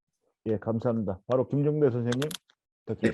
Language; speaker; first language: Korean; native; Korean